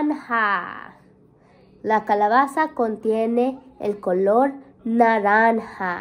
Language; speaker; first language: Spanish; early bilingual, heritage; Spanish